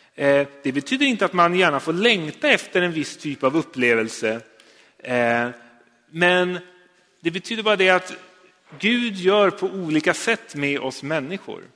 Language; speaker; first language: Swedish; native; Swedish